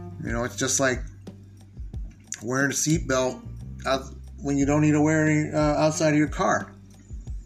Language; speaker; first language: English; native; English